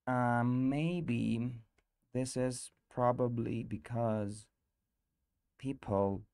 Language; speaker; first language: English; non-native, learner; Russian